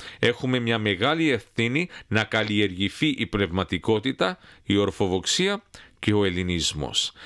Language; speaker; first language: Greek; early bilingual, heritage; Greek